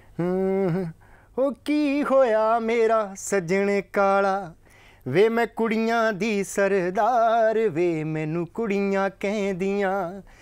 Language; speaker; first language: Punjabi; native; Punjabi